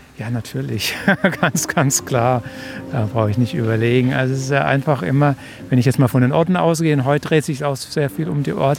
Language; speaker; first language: German; native; German